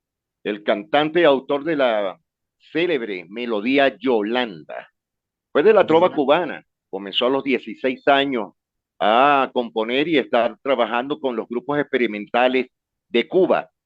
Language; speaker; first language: Spanish; native; Spanish